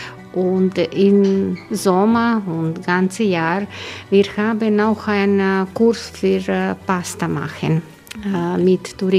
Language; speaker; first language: German; non-native, learner; Croatian